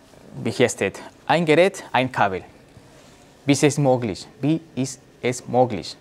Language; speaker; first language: German; non-native, learner; Spanish